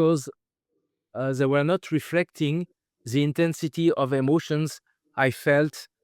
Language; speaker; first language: English; non-native, fluent; French